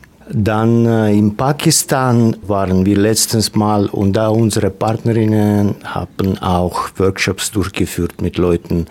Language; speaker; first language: German; non-native, fluent; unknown